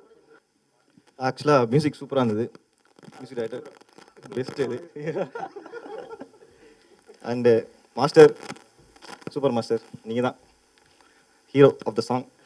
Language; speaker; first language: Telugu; non-native, learner; Tamil